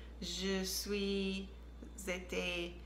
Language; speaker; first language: French; non-native, learner; English